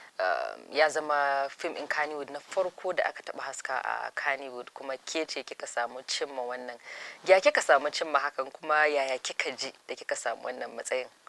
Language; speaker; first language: Hausa; native; Hausa